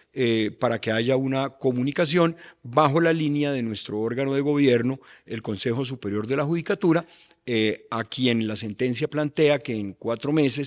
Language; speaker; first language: Spanish; native; Spanish